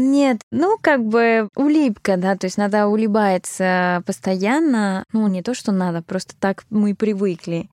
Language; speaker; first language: Russian; non-native, fluent; Spanish